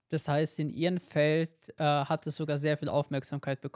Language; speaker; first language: German; native; German